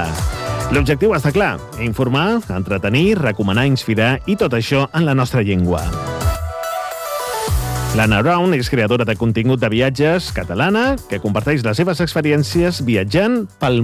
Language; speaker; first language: Catalan; native; Catalan